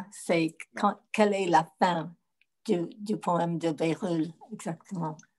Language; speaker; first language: French; non-native, fluent; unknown